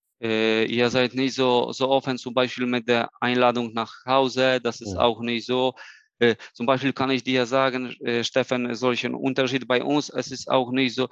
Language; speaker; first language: German; non-native, fluent; Polish